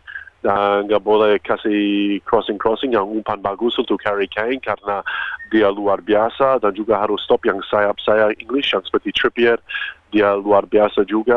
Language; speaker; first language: Indonesian; non-native, fluent; Croatian